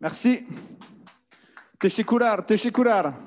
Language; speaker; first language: Turkish; non-native, learner; French